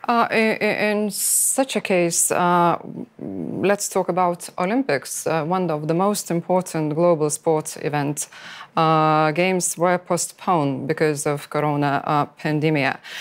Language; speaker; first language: English; non-native, fluent; Lithuanian